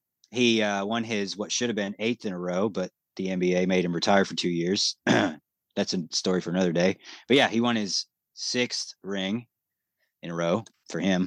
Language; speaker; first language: English; native; English